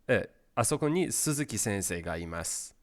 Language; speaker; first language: Japanese; non-native, fluent; English